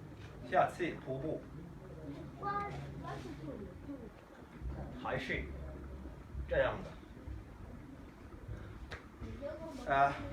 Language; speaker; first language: Chinese; non-native, learner; Kinyarwanda